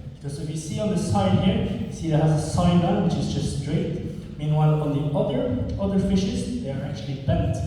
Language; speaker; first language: English; non-native, fluent; Norwegian